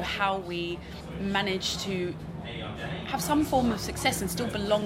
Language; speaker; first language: English; native; English